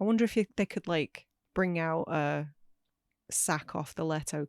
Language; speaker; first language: English; native; English